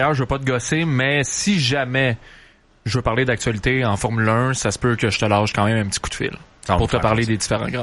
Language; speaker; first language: French; native; French